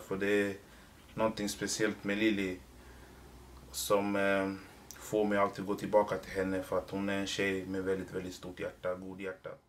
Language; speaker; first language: Swedish; early bilingual, other home language; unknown